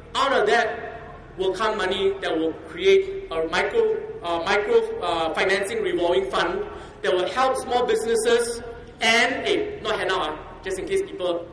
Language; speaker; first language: English; non-native, local second language; Chinese